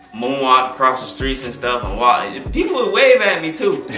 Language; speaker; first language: English; native; English